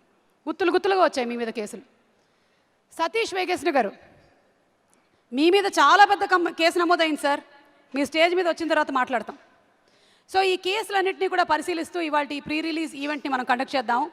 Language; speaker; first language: Telugu; native; Telugu